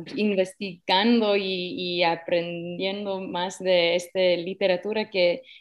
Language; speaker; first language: Spanish; early bilingual, heritage; Spanish